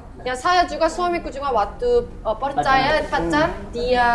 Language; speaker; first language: Indonesian; non-native, learner; Korean